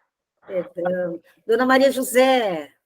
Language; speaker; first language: Portuguese; native; Portuguese